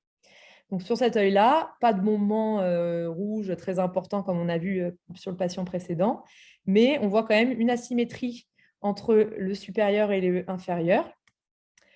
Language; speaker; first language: French; native; French